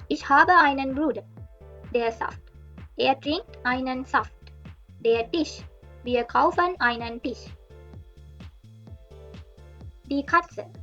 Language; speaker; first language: German; non-native, learner; Sinhala